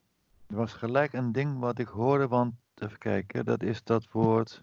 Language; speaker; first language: Dutch; native; Dutch